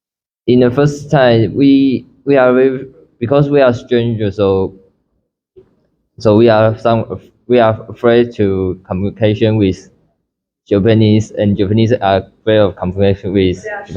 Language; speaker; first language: English; non-native, learner; Chinese